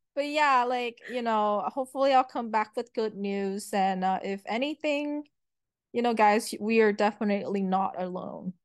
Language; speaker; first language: English; early bilingual, other home language; Chinese